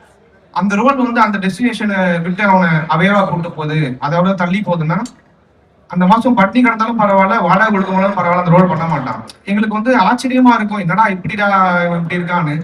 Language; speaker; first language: Tamil; native; Tamil